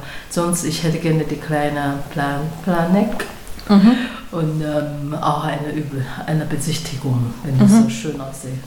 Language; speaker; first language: German; non-native, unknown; Chinese